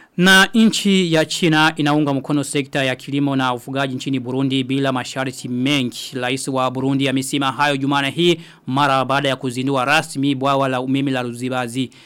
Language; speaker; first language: Swahili; non-native, local second language; Rundi